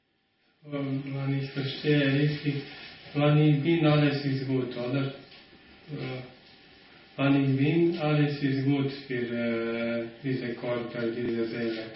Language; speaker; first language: German; non-native, learner; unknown